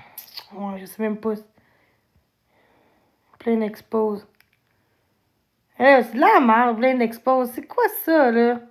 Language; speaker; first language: French; native; French